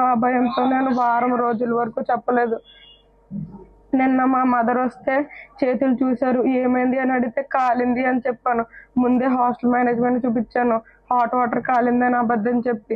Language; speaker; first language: Telugu; native; Telugu